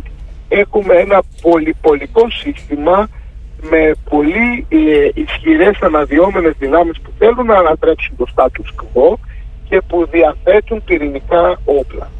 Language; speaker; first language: Greek; native; Greek